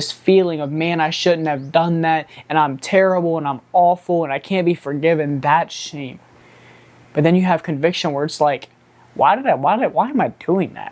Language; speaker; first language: English; native; English